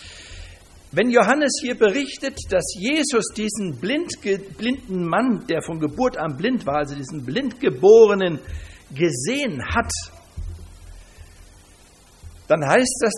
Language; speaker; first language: German; native; German